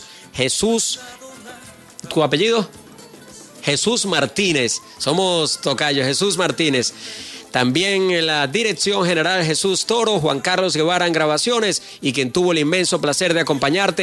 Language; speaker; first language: Spanish; native; Spanish